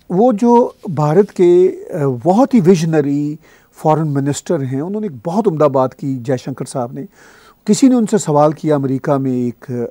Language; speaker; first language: Urdu; native; Urdu